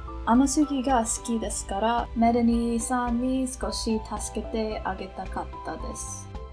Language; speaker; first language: Japanese; non-native, learner; English